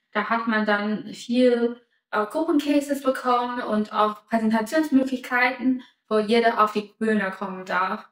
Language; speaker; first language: German; non-native, fluent; Chinese